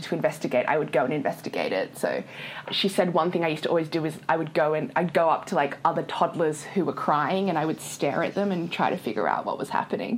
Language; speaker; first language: English; native; English